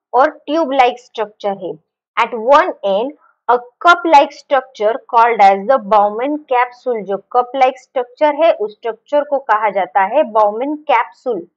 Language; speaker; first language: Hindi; non-native, local second language; Marathi